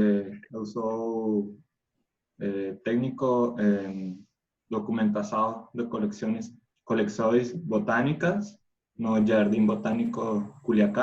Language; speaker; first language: Portuguese; non-native, fluent; Spanish